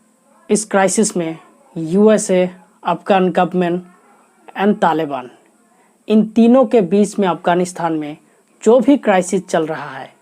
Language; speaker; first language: Hindi; non-native, local second language; Assamese